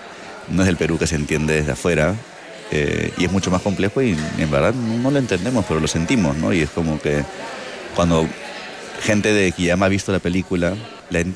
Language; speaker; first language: Spanish; native; Spanish